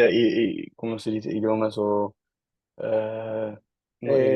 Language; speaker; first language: Spanish; non-native, learner; Dutch